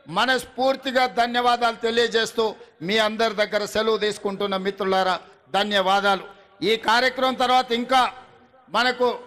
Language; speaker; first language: Telugu; native; Telugu